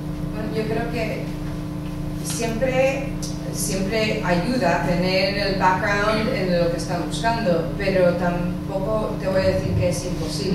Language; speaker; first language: Spanish; early bilingual, heritage; English